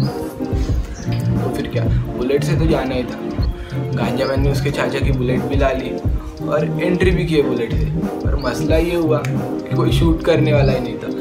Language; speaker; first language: Hindi; non-native, local second language; Marathi